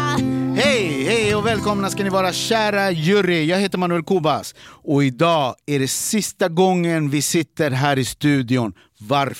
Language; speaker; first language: Swedish; native; Swedish